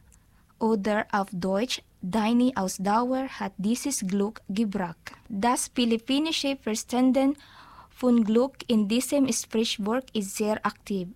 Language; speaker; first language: German; non-native, learner; Filipino